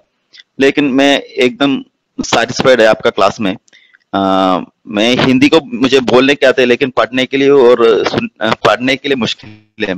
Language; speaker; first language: Hindi; non-native, local second language; Malayalam